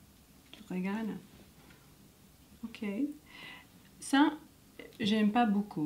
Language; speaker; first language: French; non-native, learner; English